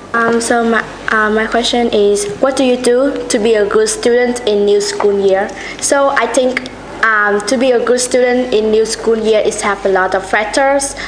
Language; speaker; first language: English; non-native, learner; Vietnamese